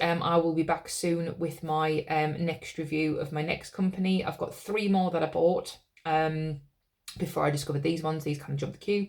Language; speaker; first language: English; native; English